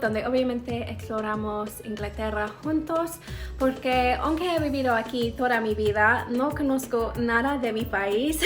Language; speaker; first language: Spanish; non-native, learner; English